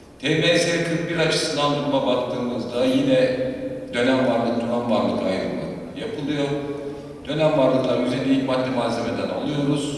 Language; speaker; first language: Turkish; native; Turkish